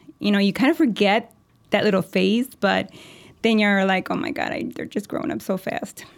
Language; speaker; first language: English; early bilingual, other home language; Spanish